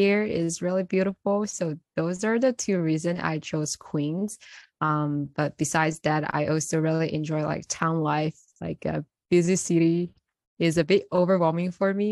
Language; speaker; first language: English; non-native, fluent; Chinese